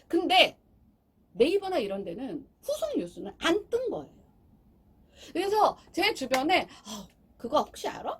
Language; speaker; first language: Korean; native; Korean